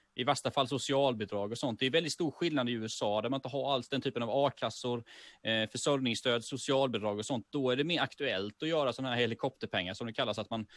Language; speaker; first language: Swedish; native; Swedish